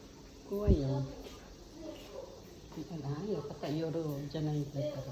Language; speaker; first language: Japanese; non-native, learner; Filipino